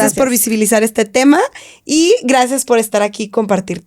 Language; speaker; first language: Spanish; native; Spanish